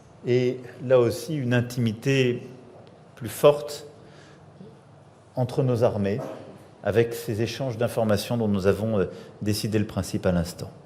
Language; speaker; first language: French; native; French